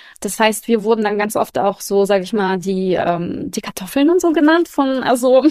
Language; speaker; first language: German; early bilingual, other home language; Russian